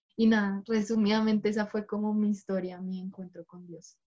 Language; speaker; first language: Spanish; native; Spanish